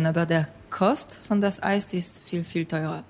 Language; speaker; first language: German; non-native, fluent; English